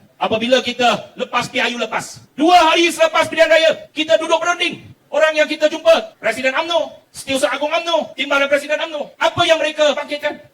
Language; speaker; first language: Malay; non-native, local second language; Chinese